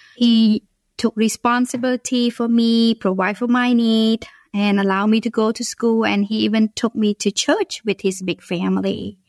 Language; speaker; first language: English; non-native, fluent; Khmer